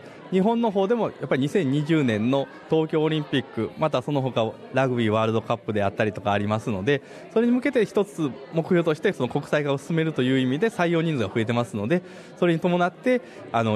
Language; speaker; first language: Japanese; native; Japanese